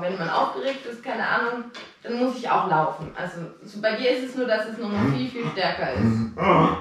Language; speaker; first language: German; native; German